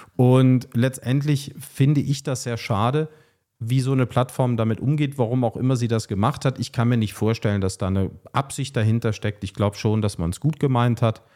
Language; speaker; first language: German; native; German